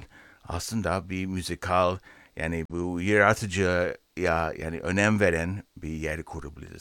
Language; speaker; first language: Turkish; non-native, learner; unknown